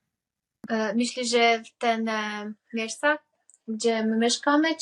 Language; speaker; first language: Polish; non-native, learner; Hungarian